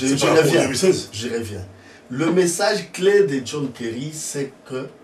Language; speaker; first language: French; non-native, local second language; Lingala